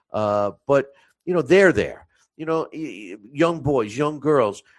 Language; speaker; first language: English; native; English